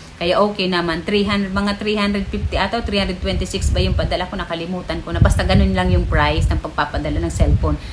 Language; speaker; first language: Filipino; non-native, local second language; Bikol